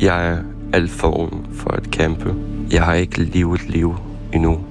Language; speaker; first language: Danish; non-native, fluent; Ukrainian